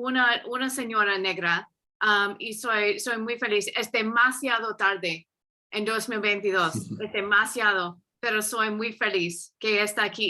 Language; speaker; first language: Spanish; non-native, fluent; English